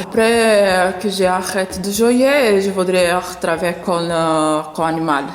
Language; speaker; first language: French; non-native, learner; Portuguese